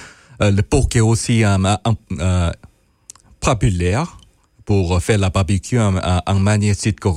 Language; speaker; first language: French; non-native, fluent; Korean